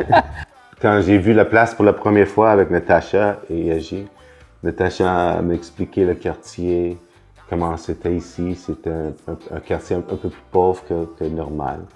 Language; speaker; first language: French; non-native, fluent; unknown